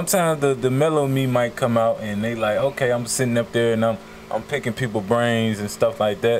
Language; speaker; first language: English; native; English